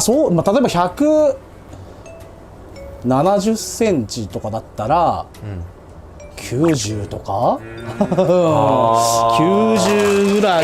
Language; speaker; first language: Japanese; native; Japanese